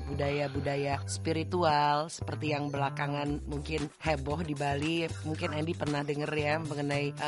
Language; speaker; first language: Indonesian; native; Indonesian